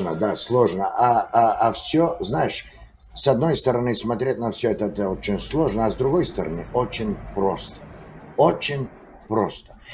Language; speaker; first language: Russian; non-native, fluent; Spanish